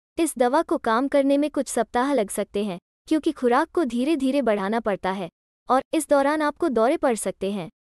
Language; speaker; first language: Hindi; native; Hindi